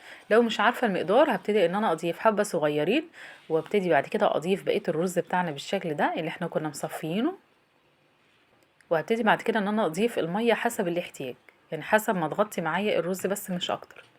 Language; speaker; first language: Arabic; native; Arabic